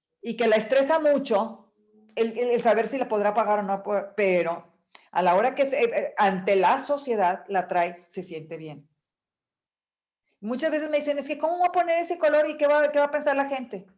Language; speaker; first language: Spanish; native; Spanish